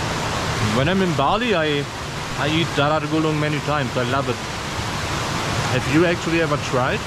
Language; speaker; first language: English; non-native, fluent; German